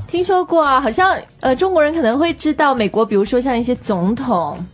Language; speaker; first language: Chinese; native; Chinese